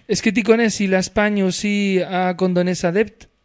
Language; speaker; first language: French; non-native, fluent; Spanish